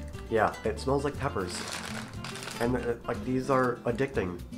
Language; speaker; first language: English; native; English